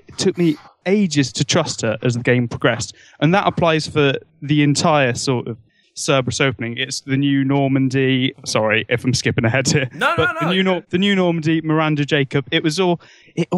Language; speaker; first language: English; native; English